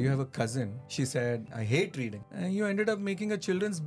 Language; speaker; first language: English; non-native, local second language; Hindi